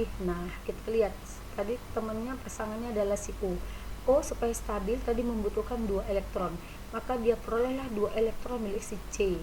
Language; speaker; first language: Indonesian; native; Indonesian